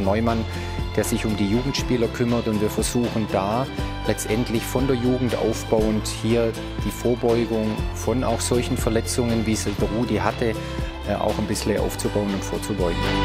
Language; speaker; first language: German; native; German